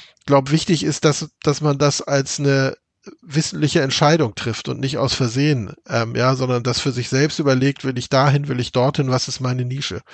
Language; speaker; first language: German; native; German